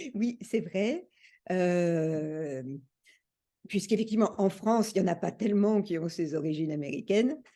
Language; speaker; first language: French; early bilingual, other home language; English